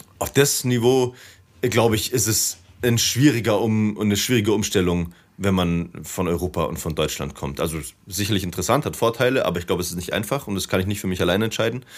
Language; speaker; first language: German; native; German